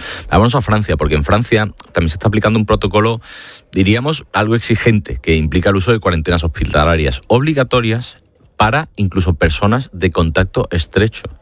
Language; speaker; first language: Spanish; native; Spanish